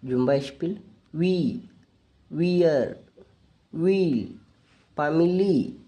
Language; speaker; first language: German; non-native, fluent; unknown